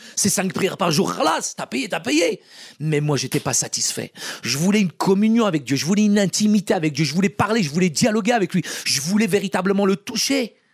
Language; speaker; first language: French; early bilingual, other home language; Arabic